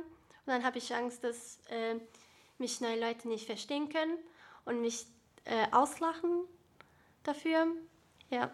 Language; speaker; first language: German; early bilingual, other home language; Bosnian